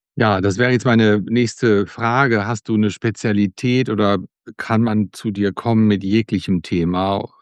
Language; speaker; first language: German; native; German